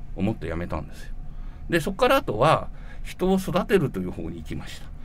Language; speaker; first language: Japanese; native; Japanese